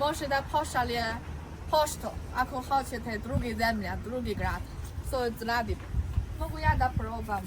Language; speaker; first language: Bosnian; non-native, learner; Chinese